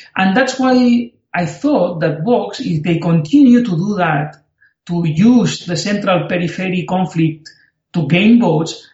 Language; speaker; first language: English; non-native, fluent; Spanish